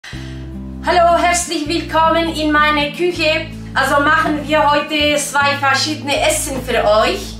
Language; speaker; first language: German; non-native, local second language; Kurdish